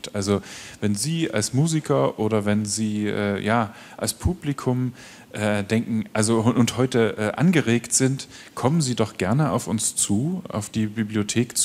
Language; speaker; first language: German; native; German